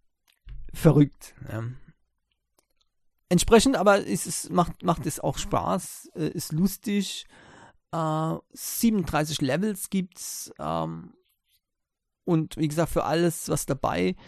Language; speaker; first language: German; native; German